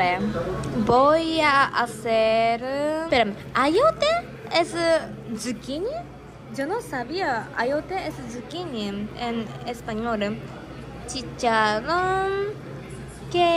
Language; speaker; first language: Spanish; non-native, learner; Japanese